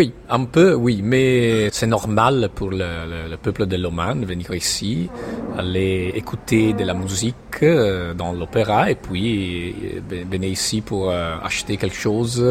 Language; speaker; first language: French; non-native, fluent; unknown